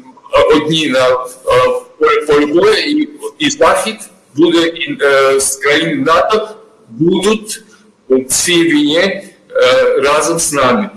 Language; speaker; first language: Ukrainian; non-native, fluent; Georgian